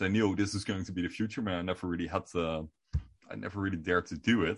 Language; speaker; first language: English; non-native, fluent; Dutch